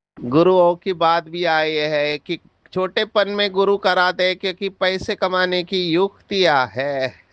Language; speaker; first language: Hindi; non-native, local second language; Marathi